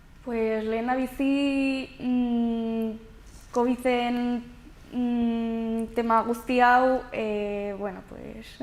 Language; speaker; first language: Basque; non-native, local second language; Spanish